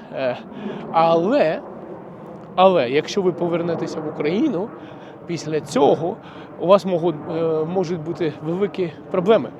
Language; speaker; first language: Ukrainian; non-native, local second language; Russian